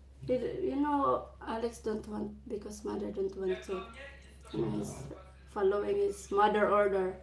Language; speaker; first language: English; non-native, local second language; Cebuano